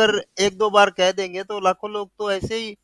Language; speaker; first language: Hindi; native; Hindi